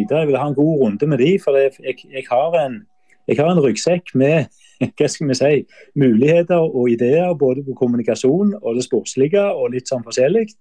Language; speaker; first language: Norwegian; native; Norwegian